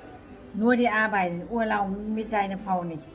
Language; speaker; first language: German; non-native, learner; Vietnamese